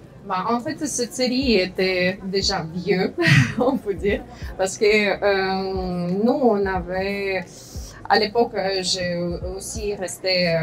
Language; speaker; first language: French; non-native, fluent; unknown